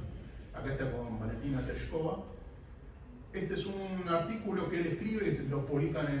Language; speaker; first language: Spanish; native; Spanish